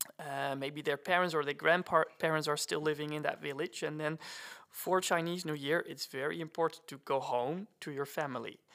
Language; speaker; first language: English; non-native, fluent; Dutch